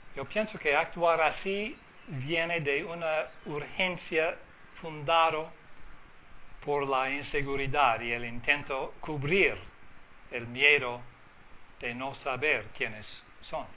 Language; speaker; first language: Spanish; non-native, fluent; English